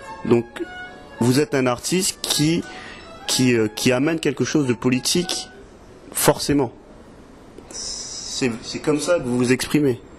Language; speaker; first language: French; native; French